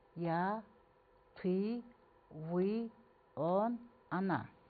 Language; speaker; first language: Russian; non-native, fluent; Mongolian